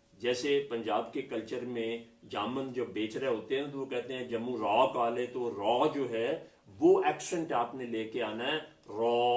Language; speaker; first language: Urdu; non-native, local second language; Punjabi